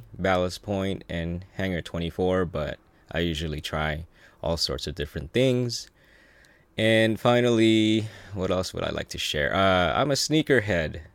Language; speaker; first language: English; early bilingual, other home language; Filipino